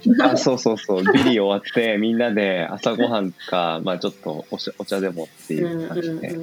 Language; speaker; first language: Japanese; native; Japanese